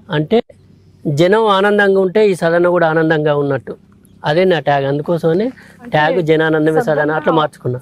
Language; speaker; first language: Telugu; native; Telugu